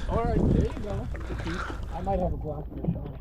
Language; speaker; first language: English; native; English